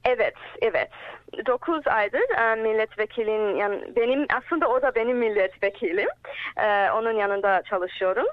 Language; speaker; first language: Turkish; early bilingual, heritage; English